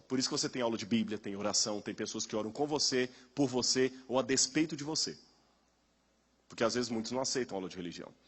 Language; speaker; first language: Portuguese; native; Portuguese